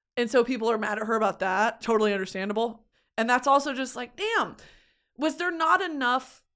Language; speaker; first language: English; native; English